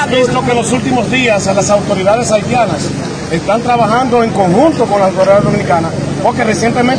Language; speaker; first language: Spanish; native; Spanish